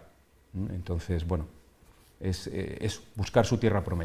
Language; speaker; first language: Spanish; native; Spanish